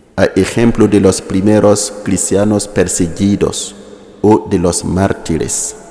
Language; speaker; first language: Spanish; non-native, fluent; Mossi